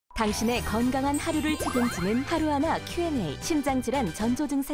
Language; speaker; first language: Korean; native; Korean